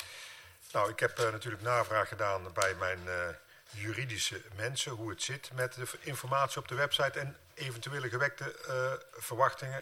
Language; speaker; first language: Dutch; native; Dutch